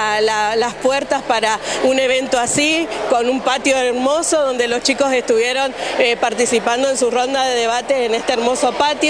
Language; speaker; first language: Spanish; native; Spanish